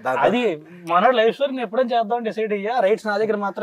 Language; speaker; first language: Telugu; native; Telugu